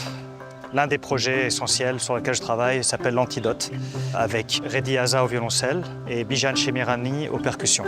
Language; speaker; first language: French; non-native, local second language; Arabic